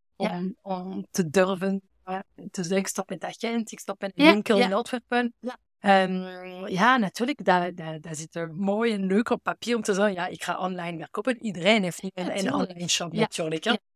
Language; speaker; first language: Dutch; non-native, fluent; French